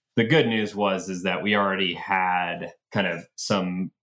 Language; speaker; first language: English; native; English